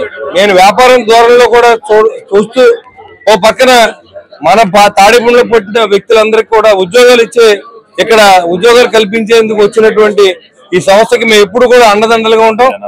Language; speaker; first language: Telugu; native; Telugu